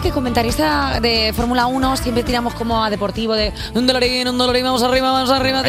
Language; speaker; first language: Spanish; native; Spanish